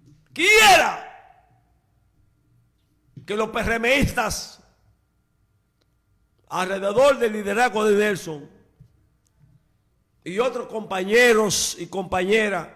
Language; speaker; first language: Spanish; native; Spanish